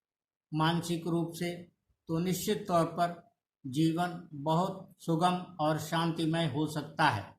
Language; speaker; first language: Hindi; native; Hindi